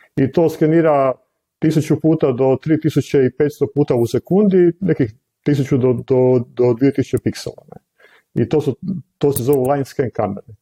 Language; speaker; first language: Croatian; native; Croatian